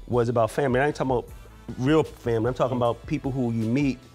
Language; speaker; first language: English; native; English